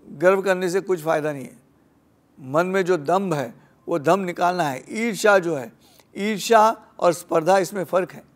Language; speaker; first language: Hindi; non-native, local second language; Marathi